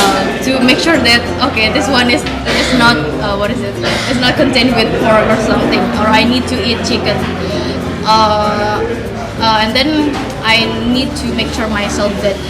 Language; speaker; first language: English; non-native, fluent; Indonesian